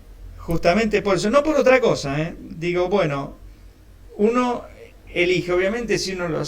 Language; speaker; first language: Spanish; native; Spanish